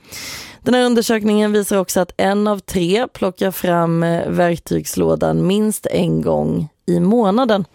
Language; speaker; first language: Swedish; native; Swedish